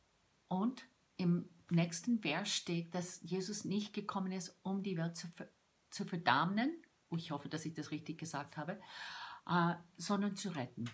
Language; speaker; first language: German; non-native, fluent; English